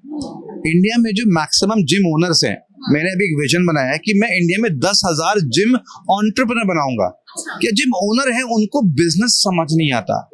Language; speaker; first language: Hindi; native; Hindi